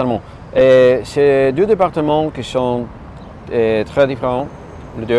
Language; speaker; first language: French; non-native, learner; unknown